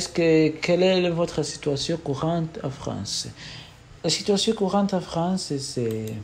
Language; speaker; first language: French; non-native, learner; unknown